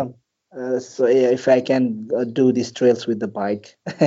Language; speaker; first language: English; non-native, local second language; Nepali